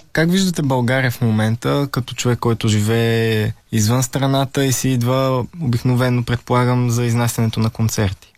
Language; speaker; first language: Bulgarian; native; Bulgarian